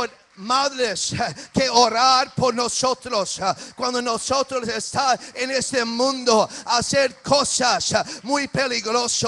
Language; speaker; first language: Spanish; early bilingual, heritage; English